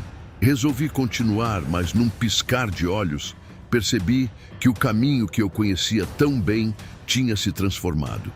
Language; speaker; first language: Portuguese; native; Portuguese